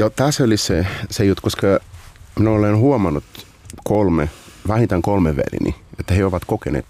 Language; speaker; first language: Finnish; non-native, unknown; Portuguese